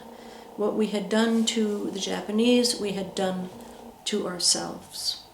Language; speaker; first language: English; native; English